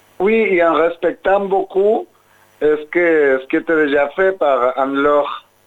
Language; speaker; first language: French; non-native, fluent; Spanish